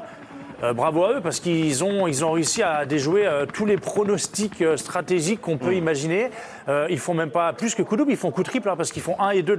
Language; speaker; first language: French; native; French